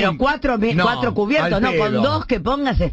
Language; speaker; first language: Spanish; native; Spanish